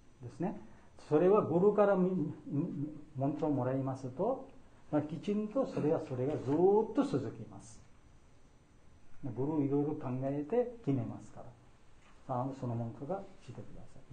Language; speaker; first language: Japanese; non-native, fluent; Bangla